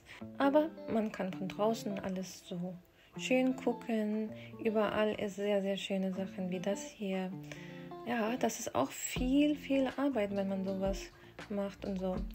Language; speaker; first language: German; non-native, fluent; Urdu